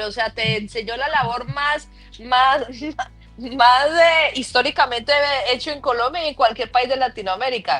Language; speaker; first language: Spanish; native; Spanish